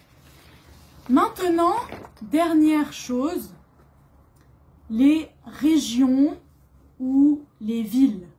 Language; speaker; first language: French; native; French